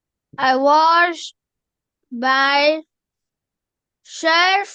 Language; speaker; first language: English; non-native, learner; Vietnamese